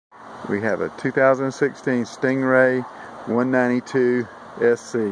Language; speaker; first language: English; native; English